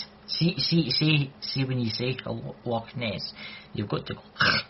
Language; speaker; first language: English; native; English